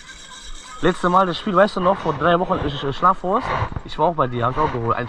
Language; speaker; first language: German; non-native, learner; Turkish